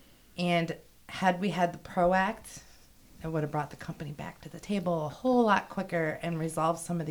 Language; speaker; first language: English; native; English